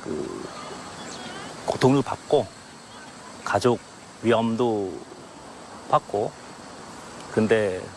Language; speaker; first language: Korean; non-native, learner; Khmer